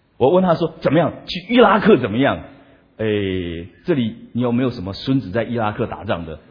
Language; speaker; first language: Chinese; non-native, local second language; Min Nan Chinese